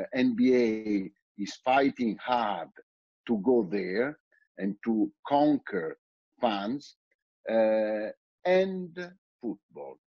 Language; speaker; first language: English; non-native, fluent; Italian